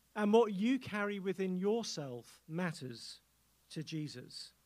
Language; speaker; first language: English; native; English